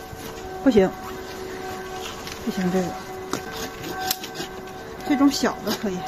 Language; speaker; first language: Chinese; native; Chinese